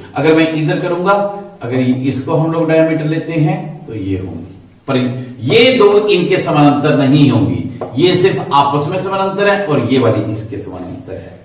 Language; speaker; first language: Hindi; non-native, local second language; Punjabi